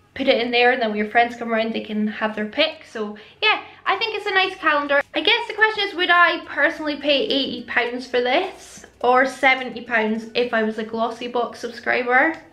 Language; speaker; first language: English; native; English